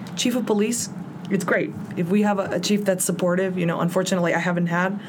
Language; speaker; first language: English; early bilingual, other home language; Spanish